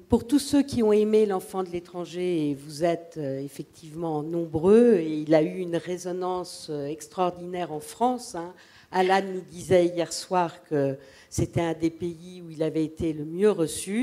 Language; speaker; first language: French; native; French